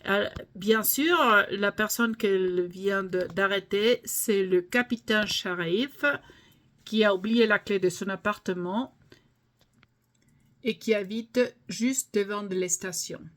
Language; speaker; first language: French; non-native, fluent; English